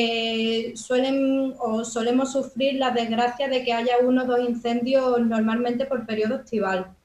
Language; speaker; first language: Spanish; native; Spanish